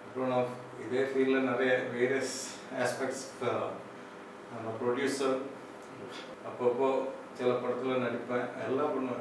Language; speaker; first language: Tamil; non-native, local second language; Malayalam